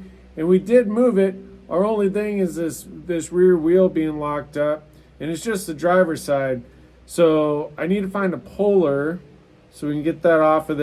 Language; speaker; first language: English; native; English